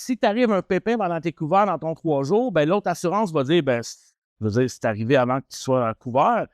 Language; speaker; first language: French; native; French